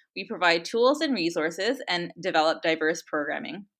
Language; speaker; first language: English; native; English